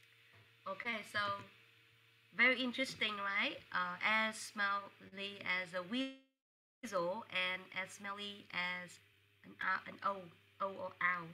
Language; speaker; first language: English; non-native, fluent; Vietnamese